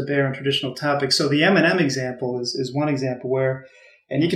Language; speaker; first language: English; native; English